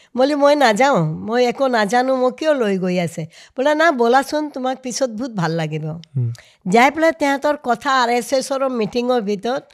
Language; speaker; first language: Assamese; non-native, local second language; Hindi